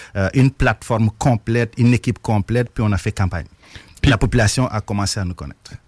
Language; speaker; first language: French; non-native, local second language; Wolof